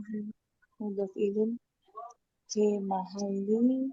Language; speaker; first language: Arabic; non-native, learner; Indonesian